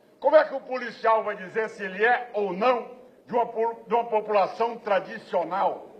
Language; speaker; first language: Portuguese; native; Portuguese